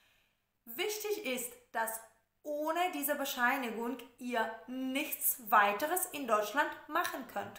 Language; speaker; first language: German; non-native, fluent; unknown